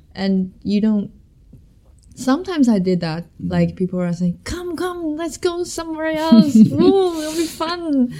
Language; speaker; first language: English; non-native, fluent; Chinese